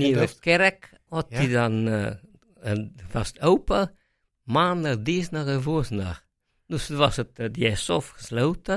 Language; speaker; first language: Dutch; non-native, fluent; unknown